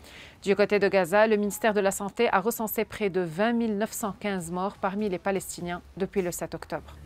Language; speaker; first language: French; non-native, local second language; Arabic